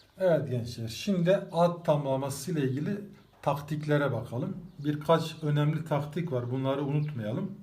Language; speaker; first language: Turkish; native; Turkish